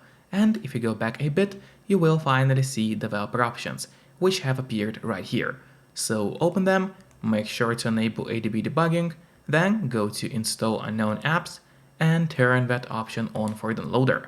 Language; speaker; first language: English; non-native, fluent; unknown